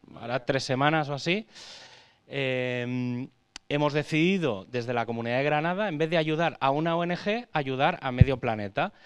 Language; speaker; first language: Spanish; native; Spanish